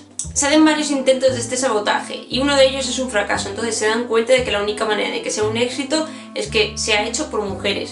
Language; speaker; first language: Spanish; native; Spanish